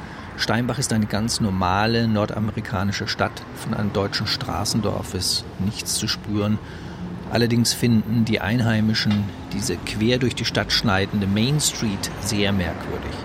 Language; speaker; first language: German; native; German